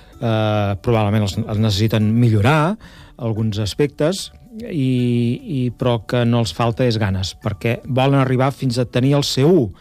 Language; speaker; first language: Catalan; native; Catalan